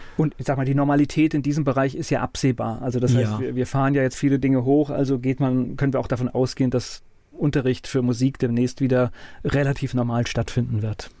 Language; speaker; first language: German; native; German